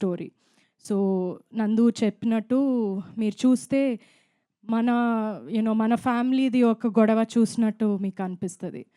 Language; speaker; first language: Telugu; non-native, fluent; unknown